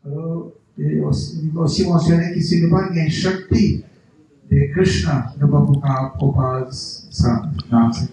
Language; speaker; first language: French; non-native, local second language; Morisyen